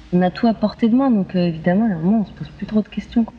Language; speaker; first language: French; native; French